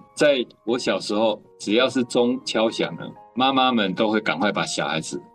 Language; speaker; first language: Chinese; native; Chinese